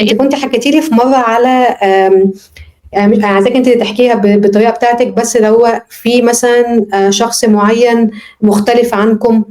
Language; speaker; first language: Arabic; native; Arabic